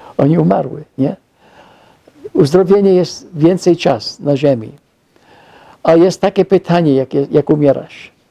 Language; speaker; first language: Polish; non-native, fluent; English